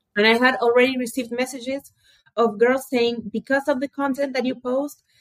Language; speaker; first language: English; early bilingual, other home language; Portuguese